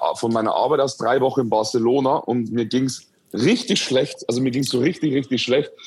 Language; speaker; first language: German; native; German